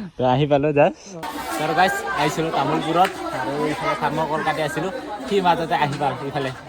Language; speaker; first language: Assamese; native; Assamese